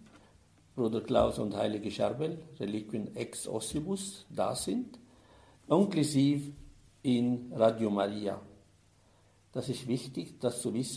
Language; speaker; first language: German; non-native, fluent; Arabic